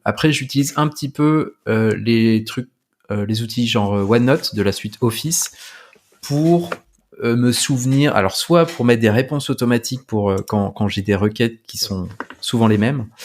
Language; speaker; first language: French; native; French